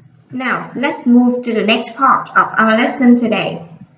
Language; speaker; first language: English; non-native, fluent; Vietnamese